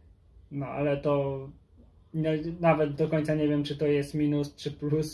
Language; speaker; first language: Polish; native; Polish